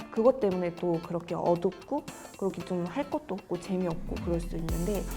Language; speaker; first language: Korean; non-native, fluent; Mongolian